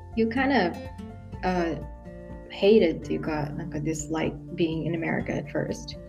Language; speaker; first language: English; non-native, local second language; Filipino